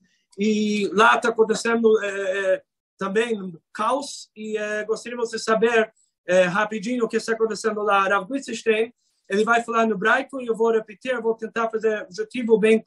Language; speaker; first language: Portuguese; non-native, fluent; Hebrew